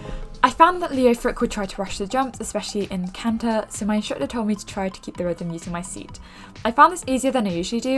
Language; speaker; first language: English; native; English